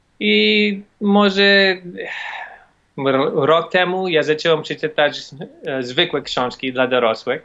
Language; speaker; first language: Polish; non-native, learner; English